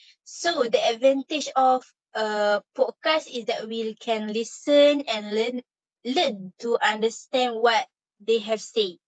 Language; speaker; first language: English; non-native, learner; Malay